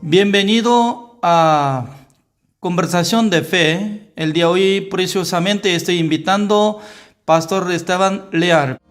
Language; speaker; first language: Spanish; non-native, learner; Korean